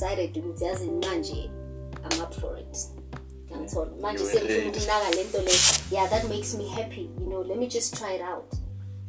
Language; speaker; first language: English; non-native, local second language; Zulu